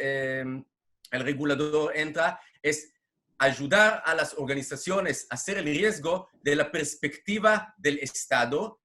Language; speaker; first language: Spanish; non-native, fluent; Hebrew